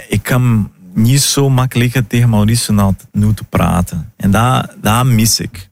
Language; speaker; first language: Dutch; non-native, learner; Portuguese